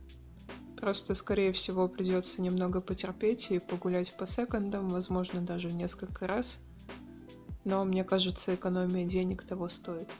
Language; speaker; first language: Russian; native; Russian